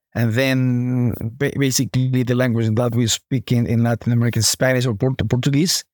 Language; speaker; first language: English; non-native, fluent; Spanish